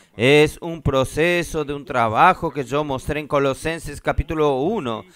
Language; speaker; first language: Spanish; non-native, fluent; Portuguese